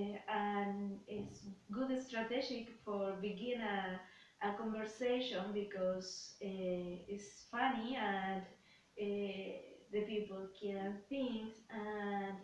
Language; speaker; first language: English; non-native, learner; Spanish